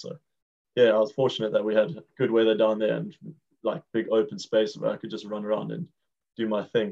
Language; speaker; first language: English; native; English